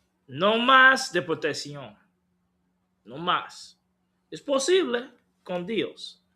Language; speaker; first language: Spanish; non-native, learner; English